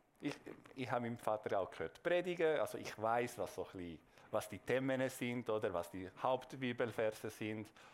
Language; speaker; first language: German; non-native, fluent; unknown